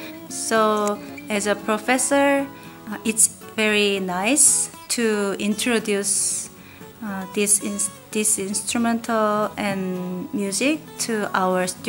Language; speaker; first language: English; non-native, learner; Korean